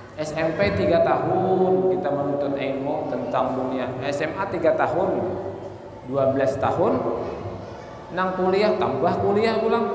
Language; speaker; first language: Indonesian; non-native, local second language; Banjar